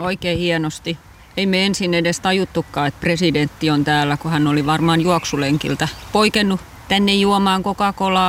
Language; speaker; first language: Finnish; native; Finnish